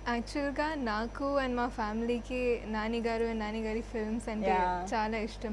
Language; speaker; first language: Telugu; non-native, fluent; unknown